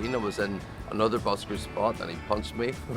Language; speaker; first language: English; native; English